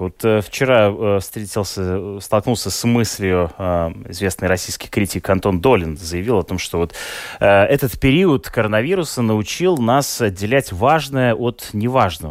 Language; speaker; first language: Russian; native; Russian